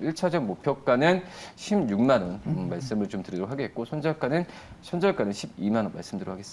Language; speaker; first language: Korean; native; Korean